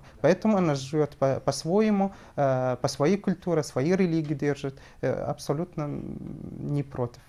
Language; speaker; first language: Russian; non-native, fluent; Arabic